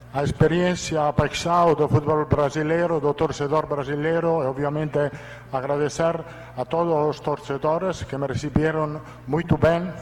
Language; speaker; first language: Portuguese; non-native, learner; Italian